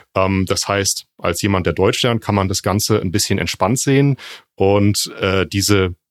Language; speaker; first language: German; native; German